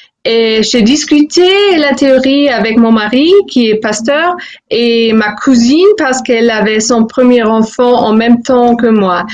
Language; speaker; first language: French; non-native, fluent; German